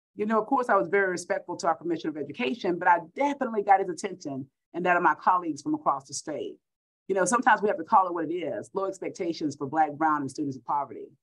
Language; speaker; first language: English; native; English